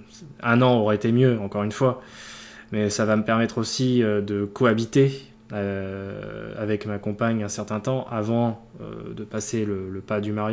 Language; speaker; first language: French; native; French